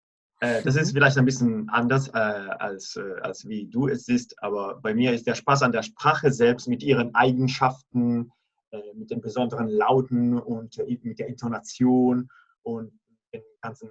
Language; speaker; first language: German; non-native, fluent; Italian